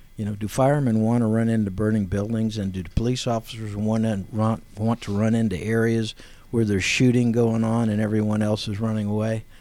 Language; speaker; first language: English; native; English